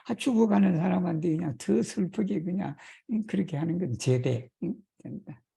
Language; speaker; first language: Korean; native; Korean